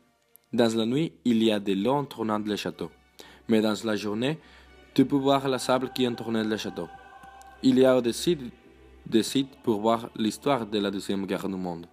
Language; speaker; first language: French; non-native, learner; Spanish